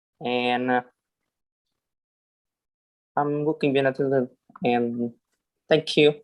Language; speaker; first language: English; non-native, learner; Vietnamese